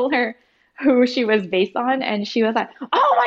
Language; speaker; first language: English; early bilingual, other home language; Indonesian